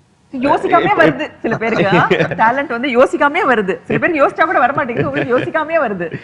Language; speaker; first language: Tamil; native; Tamil